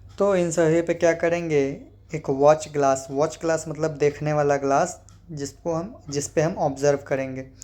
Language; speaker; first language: Hindi; native; Hindi